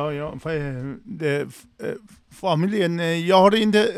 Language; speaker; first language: Swedish; non-native, learner; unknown